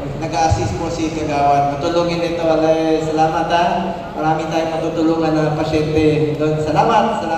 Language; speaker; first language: Filipino; non-native, local second language; Cebuano